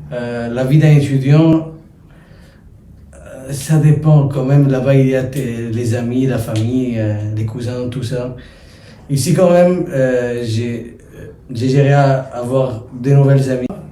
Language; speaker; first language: French; non-native, local second language; Arabic